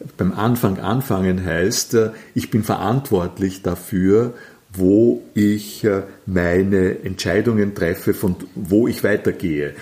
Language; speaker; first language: German; native; German